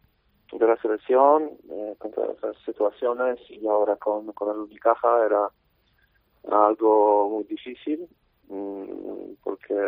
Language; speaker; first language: Spanish; non-native, fluent; Polish